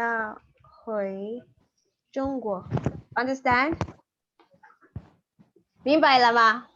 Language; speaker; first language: Chinese; non-native, fluent; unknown